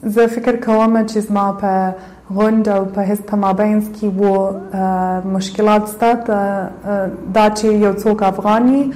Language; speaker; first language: Pashto; early bilingual, heritage; Pashto